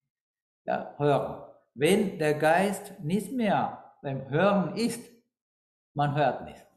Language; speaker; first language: German; non-native, fluent; Sinhala